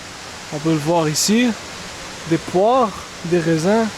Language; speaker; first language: French; non-native, local second language; Arabic